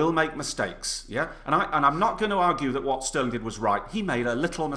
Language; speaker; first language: English; native; English